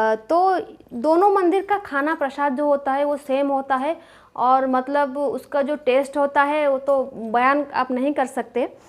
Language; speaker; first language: Hindi; non-native, local second language; Bangla